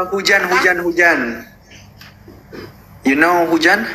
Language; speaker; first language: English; non-native, learner; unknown